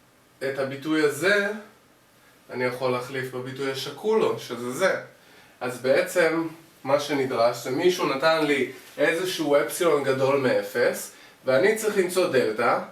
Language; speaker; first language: Hebrew; native; Hebrew